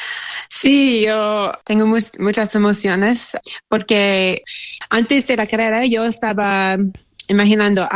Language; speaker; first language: Spanish; non-native, learner; English